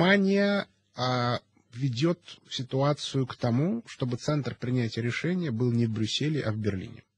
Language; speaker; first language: Russian; native; Russian